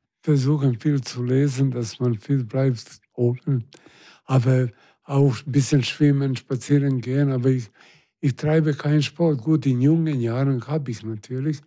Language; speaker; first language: German; non-native, fluent; Serbian